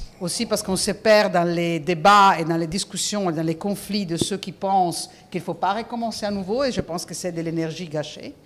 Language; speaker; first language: French; non-native, fluent; Italian